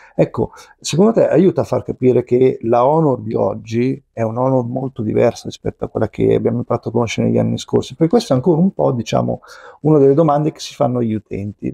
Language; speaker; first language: Italian; native; Italian